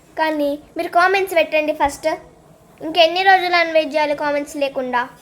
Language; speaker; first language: Telugu; non-native, local second language; Lambadi